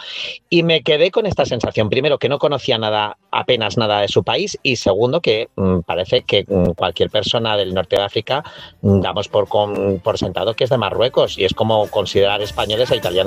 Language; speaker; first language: Spanish; native; Spanish